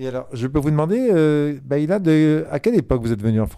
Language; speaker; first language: French; native; French